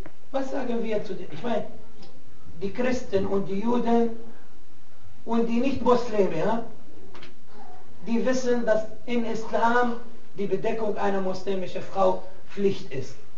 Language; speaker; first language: German; non-native, fluent; Arabic